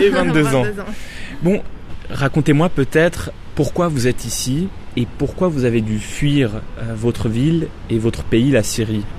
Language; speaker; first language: French; native; French